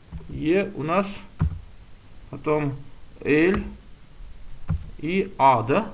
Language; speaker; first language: Russian; native; Russian